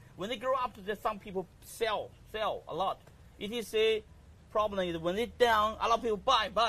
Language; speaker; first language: English; non-native, learner; Chinese